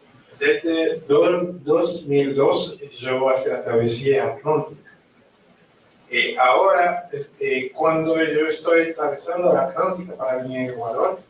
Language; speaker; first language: Spanish; non-native, learner; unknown